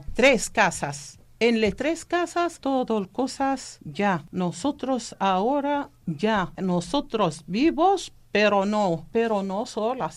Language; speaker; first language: Spanish; non-native, learner; Arabic